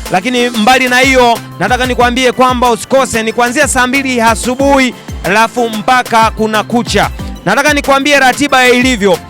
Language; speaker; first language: Swahili; native; Swahili